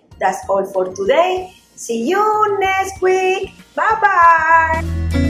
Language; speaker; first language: English; non-native, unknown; Spanish